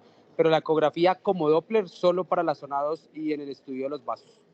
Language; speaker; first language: Spanish; native; Spanish